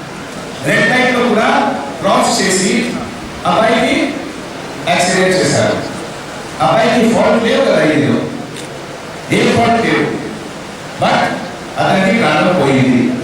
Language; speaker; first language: Telugu; non-native, fluent; Hindi